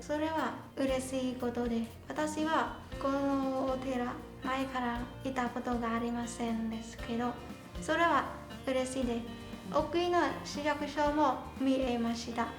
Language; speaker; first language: Japanese; non-native, learner; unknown